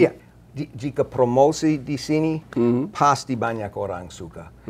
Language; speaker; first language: Indonesian; non-native, learner; English